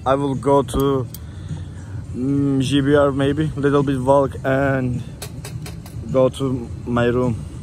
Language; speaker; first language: English; non-native, learner; Turkish